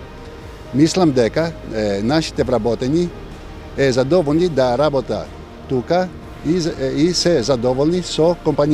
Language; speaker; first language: Macedonian; non-native, learner; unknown